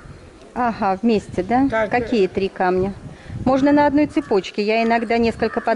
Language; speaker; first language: Russian; native; Russian